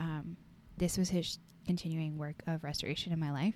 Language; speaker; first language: English; native; English